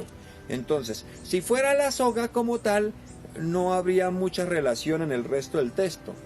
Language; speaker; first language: Spanish; native; Spanish